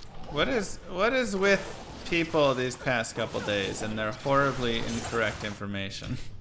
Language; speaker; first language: English; native; English